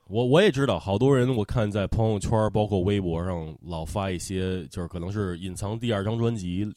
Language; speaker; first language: Chinese; early bilingual, heritage; Chinese